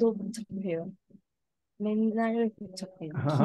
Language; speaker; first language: Korean; non-native, learner; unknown